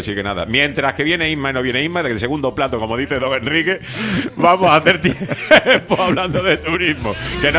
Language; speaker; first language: Spanish; native; Spanish